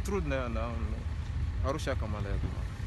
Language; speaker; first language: Russian; non-native, learner; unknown